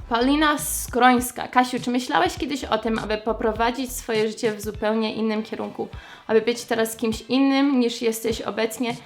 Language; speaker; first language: Polish; early bilingual, heritage; English